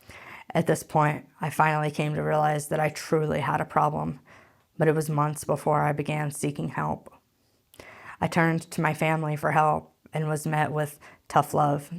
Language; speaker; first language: English; native; English